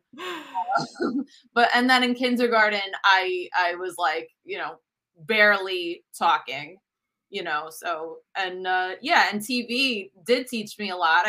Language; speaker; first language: English; early bilingual, other home language; Italian